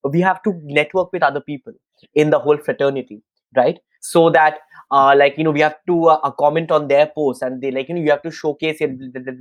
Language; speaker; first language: English; non-native, local second language; Bangla